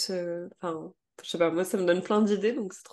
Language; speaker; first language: French; native; French